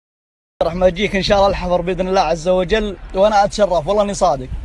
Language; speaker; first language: Arabic; native; Arabic